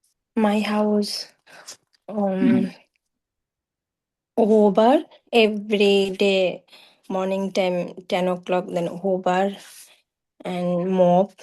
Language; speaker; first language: English; non-native, learner; Bangla